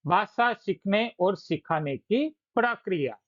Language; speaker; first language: Hindi; non-native, local second language; Gujarati